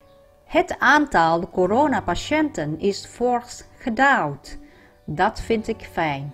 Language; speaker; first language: Dutch; non-native, learner; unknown